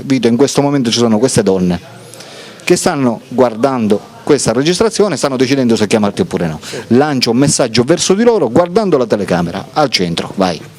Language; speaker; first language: Italian; native; Italian